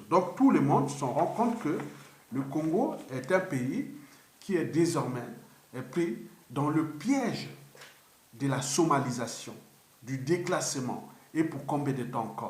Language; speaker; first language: French; non-native, local second language; Lingala